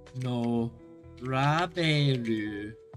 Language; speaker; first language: Japanese; non-native, learner; English